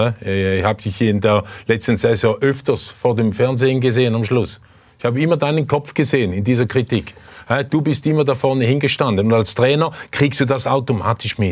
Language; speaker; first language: German; native; German